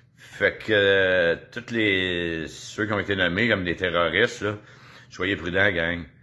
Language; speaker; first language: French; native; French